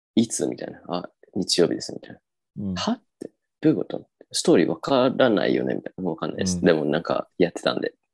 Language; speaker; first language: Japanese; native; Japanese